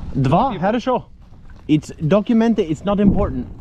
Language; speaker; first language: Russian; non-native, learner; English